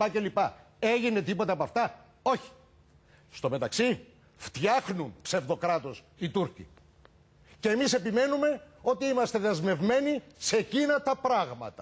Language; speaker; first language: Greek; native; Greek